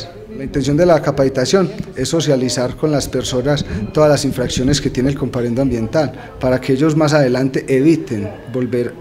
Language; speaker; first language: Spanish; native; Spanish